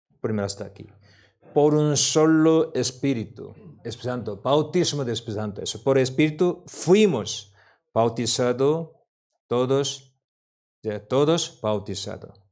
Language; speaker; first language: Spanish; non-native, learner; Korean